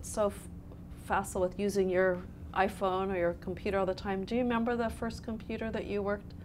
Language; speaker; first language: English; native; English